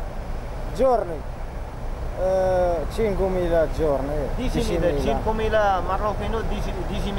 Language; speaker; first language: Italian; non-native, learner; Arabic